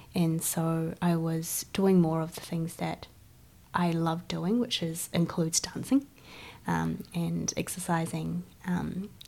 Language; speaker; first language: English; early bilingual, other home language; Chinese